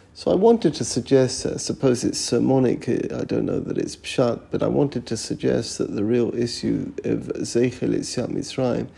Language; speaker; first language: English; native; English